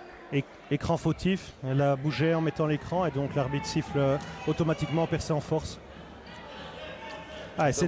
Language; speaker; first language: French; native; French